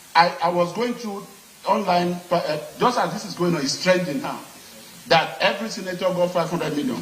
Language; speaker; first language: English; non-native, local second language; Yoruba